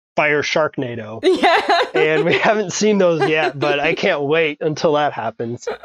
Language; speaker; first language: English; native; English